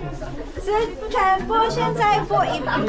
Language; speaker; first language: Chinese; non-native, learner; Filipino